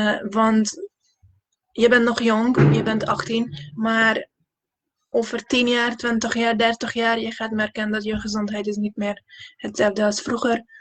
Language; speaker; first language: Dutch; non-native, fluent; Hungarian